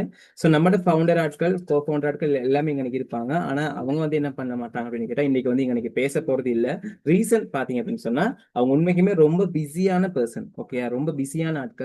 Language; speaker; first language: Tamil; native; Tamil